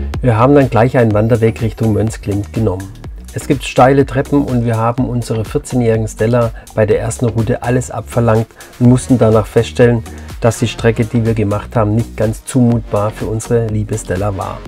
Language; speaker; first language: German; native; German